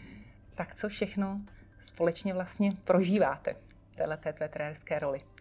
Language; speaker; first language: Czech; native; Czech